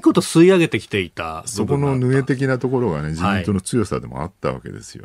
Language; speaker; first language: Japanese; native; Japanese